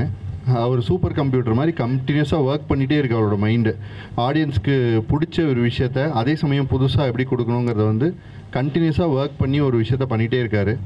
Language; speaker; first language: Tamil; native; Tamil